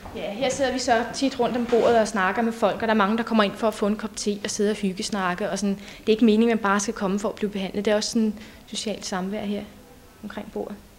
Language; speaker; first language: Danish; native; Danish